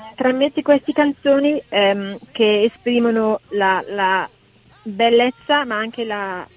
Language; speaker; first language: Italian; non-native, fluent; English